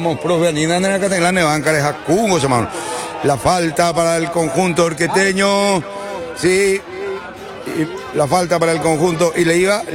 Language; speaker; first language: Spanish; native; Spanish